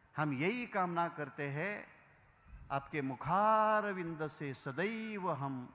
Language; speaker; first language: Hindi; non-native, local second language; Marathi